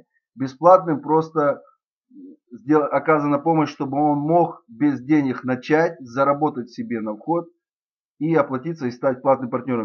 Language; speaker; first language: Russian; native; Russian